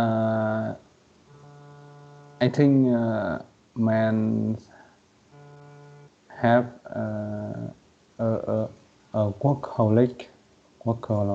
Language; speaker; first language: English; non-native, learner; Vietnamese